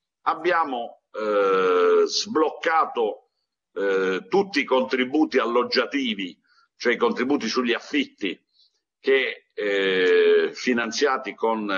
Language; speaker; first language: Italian; native; Italian